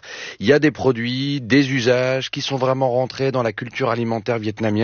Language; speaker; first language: French; native; French